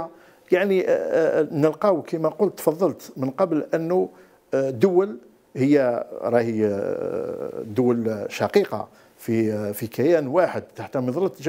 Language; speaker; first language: Arabic; native; Arabic